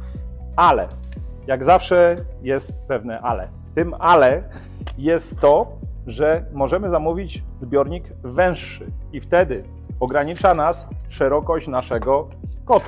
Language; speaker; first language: Polish; native; Polish